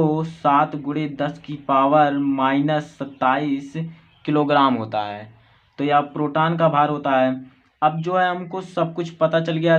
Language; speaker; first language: Hindi; native; Hindi